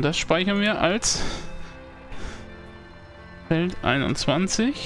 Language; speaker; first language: German; native; German